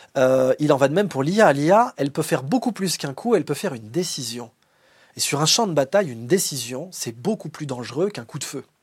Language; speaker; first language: French; native; French